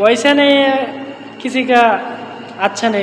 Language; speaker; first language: Hindi; non-native, learner; Bangla